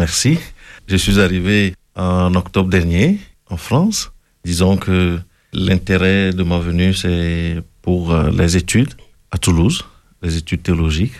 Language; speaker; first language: French; non-native, local second language; Ewe